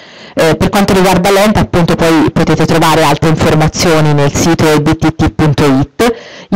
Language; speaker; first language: Italian; native; Italian